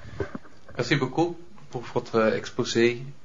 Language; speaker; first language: French; non-native, fluent; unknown